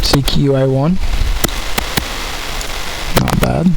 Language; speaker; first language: English; native; English